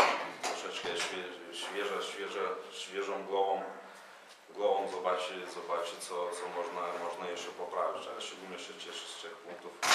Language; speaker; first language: Polish; non-native, fluent; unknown